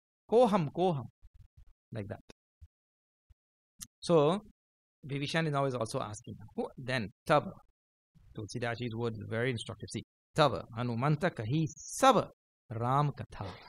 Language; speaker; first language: English; early bilingual, other home language; Hindi